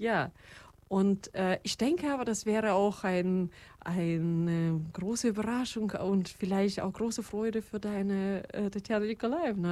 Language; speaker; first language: German; non-native, fluent; Russian